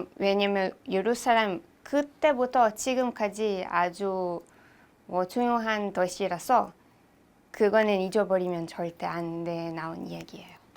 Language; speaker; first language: Korean; non-native, learner; Hebrew